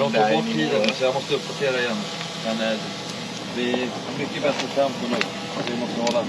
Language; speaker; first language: Swedish; native; Swedish